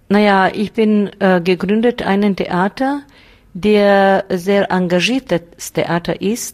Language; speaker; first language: German; non-native, learner; Bosnian